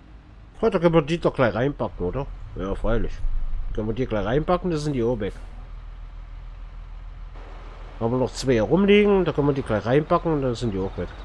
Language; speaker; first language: German; native; German